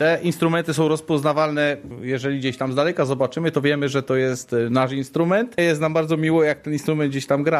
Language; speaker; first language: Polish; native; Polish